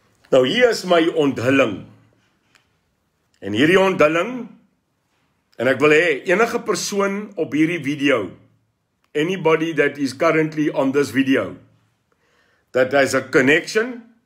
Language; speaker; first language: English; non-native, local second language; Afrikaans